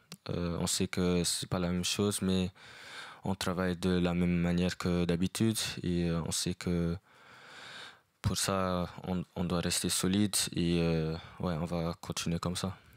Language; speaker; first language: French; non-native, fluent; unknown